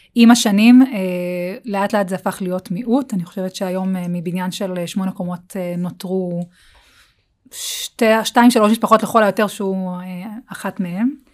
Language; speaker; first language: Hebrew; native; Hebrew